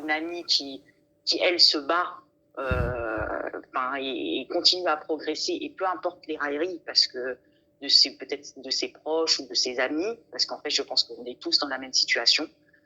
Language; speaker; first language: French; native; French